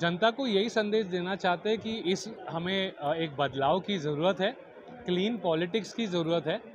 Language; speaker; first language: Hindi; non-native, local second language; Marathi